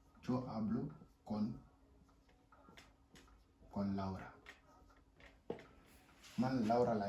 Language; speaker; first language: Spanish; non-native, fluent; Wolof